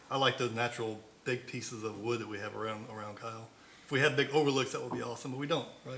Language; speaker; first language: English; native; English